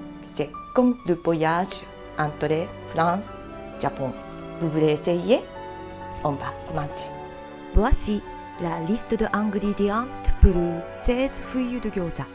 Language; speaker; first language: French; non-native, learner; Japanese